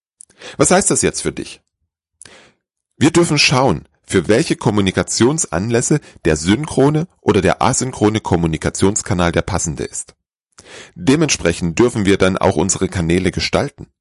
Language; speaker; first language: German; native; German